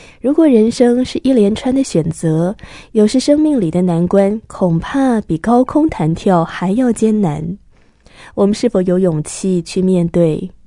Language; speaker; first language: Chinese; native; Chinese